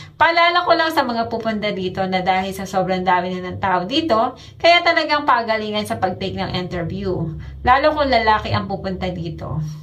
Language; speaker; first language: Filipino; native; Filipino